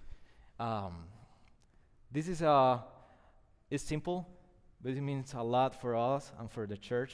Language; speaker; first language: English; non-native, fluent; Spanish